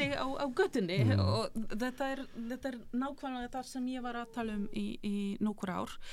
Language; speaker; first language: Icelandic; non-native, fluent; Polish